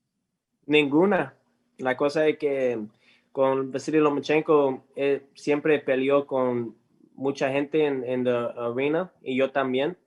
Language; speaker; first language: Spanish; early bilingual, heritage; English